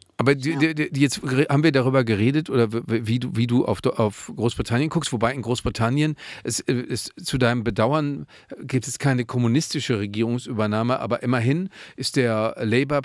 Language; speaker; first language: German; native; German